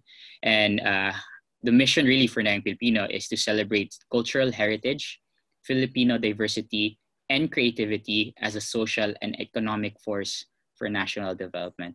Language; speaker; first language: English; non-native, local second language; Cebuano